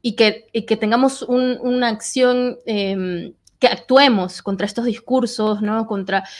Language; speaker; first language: Spanish; native; Spanish